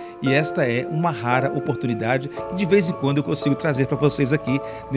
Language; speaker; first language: Portuguese; native; Portuguese